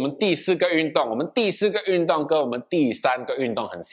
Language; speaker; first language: Chinese; non-native, local second language; English